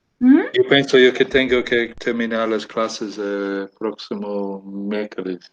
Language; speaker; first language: Spanish; non-native, learner; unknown